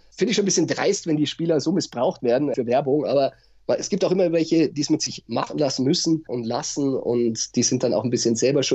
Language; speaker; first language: German; native; German